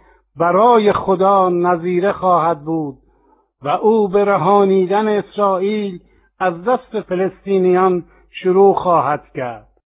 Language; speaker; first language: Persian; non-native, fluent; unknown